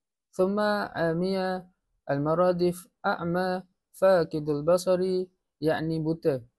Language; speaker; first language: Arabic; non-native, learner; Malay